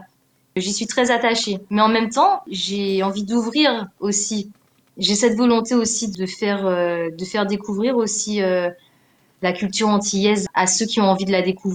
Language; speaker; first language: French; native; French